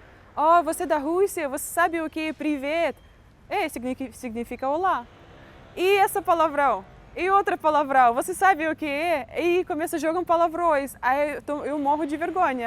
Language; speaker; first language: Portuguese; non-native, fluent; Russian